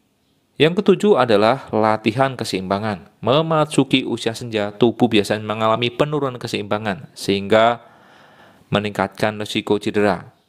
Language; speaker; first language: Indonesian; native; Indonesian